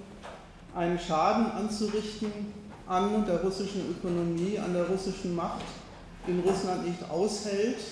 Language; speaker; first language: German; native; German